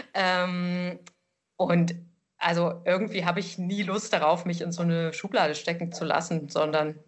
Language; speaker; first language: German; native; German